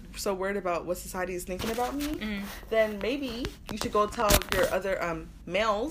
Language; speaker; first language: English; native; English